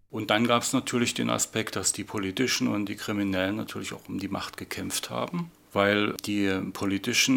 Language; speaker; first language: German; native; German